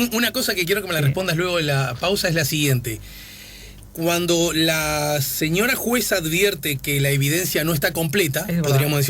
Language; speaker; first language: Spanish; native; Spanish